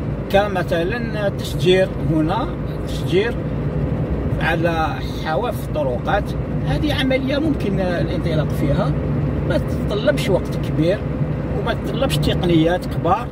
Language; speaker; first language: Arabic; native; Arabic